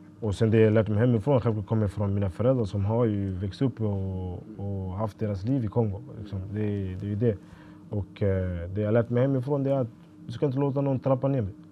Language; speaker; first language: Swedish; early bilingual, other home language; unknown